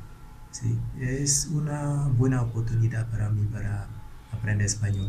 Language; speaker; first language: Spanish; non-native, learner; Khmer